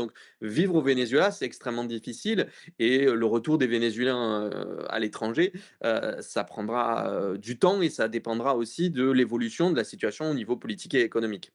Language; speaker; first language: French; native; French